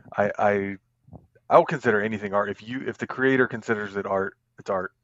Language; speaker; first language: English; native; English